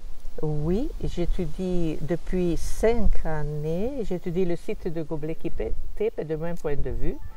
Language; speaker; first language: French; non-native, fluent; Italian